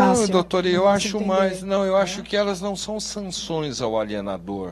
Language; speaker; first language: Portuguese; native; Portuguese